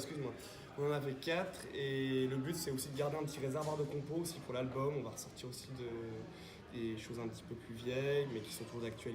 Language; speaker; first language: French; native; French